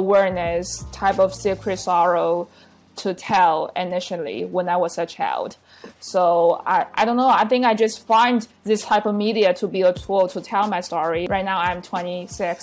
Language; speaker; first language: English; non-native, fluent; Chinese